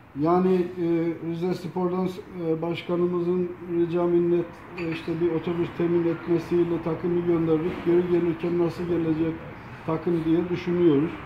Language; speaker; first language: Turkish; native; Turkish